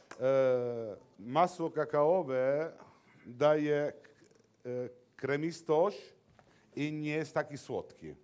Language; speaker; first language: Polish; non-native, learner; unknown